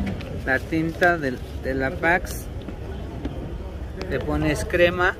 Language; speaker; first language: Spanish; native; Spanish